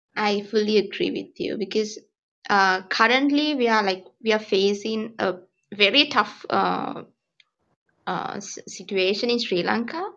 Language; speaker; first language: English; non-native, local second language; Sinhala